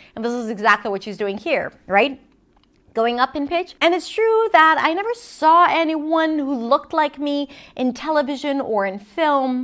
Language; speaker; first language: English; non-native, fluent; Hebrew